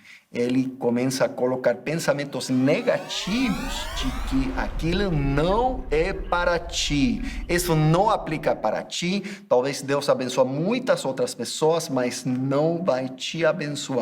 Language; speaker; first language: Portuguese; non-native, fluent; English